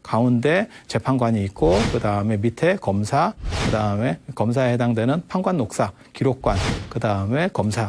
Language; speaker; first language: Korean; native; Korean